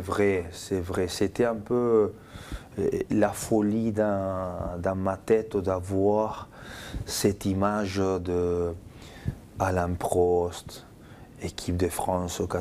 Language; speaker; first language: French; non-native, fluent; Spanish